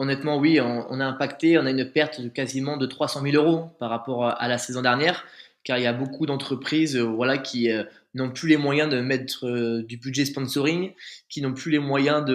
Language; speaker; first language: French; native; French